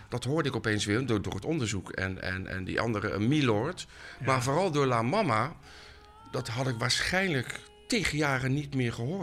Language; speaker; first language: Dutch; native; Dutch